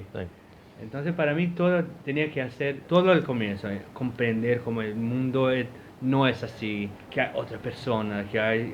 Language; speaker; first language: Spanish; non-native, fluent; Portuguese